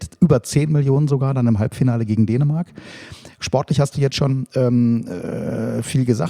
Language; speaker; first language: German; native; German